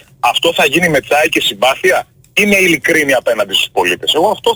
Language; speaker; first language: Greek; native; Greek